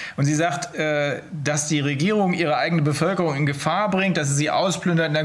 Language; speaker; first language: German; native; German